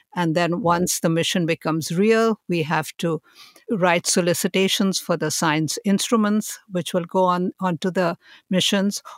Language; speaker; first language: English; non-native, local second language; Hindi